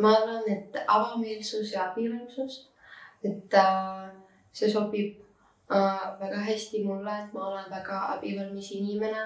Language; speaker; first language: Estonian; non-native, local second language; Russian